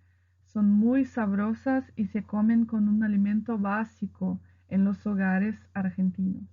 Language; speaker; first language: Spanish; non-native, fluent; Portuguese